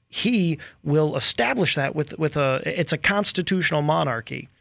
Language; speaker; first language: English; native; English